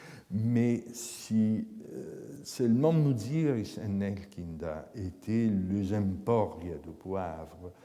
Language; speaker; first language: French; non-native, fluent; Italian